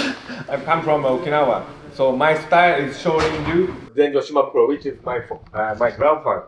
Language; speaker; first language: English; non-native, learner; Japanese